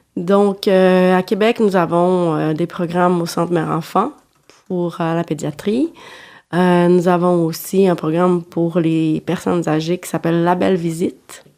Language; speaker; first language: French; non-native, fluent; Portuguese